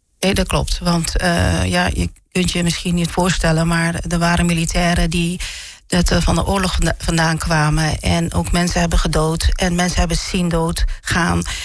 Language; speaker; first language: Dutch; early bilingual, other home language; Malay